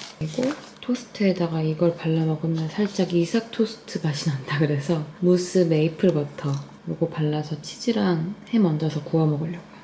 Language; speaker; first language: Korean; native; Korean